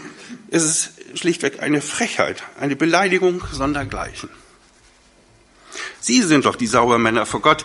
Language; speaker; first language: German; native; German